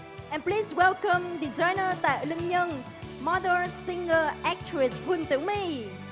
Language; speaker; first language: English; non-native, fluent; Vietnamese